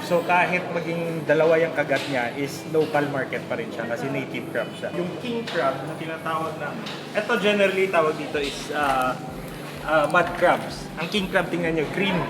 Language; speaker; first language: Filipino; non-native, local second language; Hiligaynon